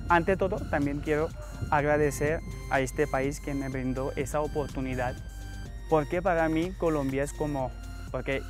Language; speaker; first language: Spanish; non-native, fluent; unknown